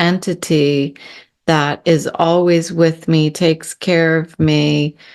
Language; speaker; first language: English; native; English